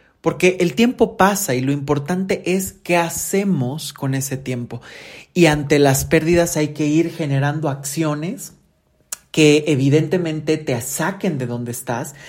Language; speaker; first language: Spanish; native; Spanish